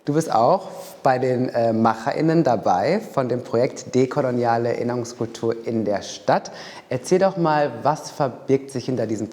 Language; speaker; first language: German; native; German